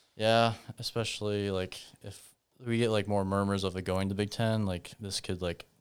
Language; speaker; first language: English; native; English